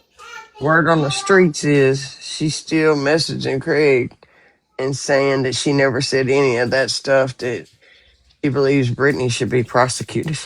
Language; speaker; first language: English; native; English